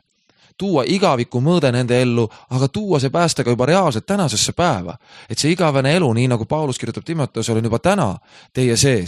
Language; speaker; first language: Estonian; native; Estonian